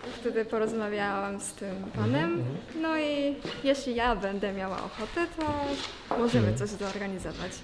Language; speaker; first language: Polish; non-native, fluent; Japanese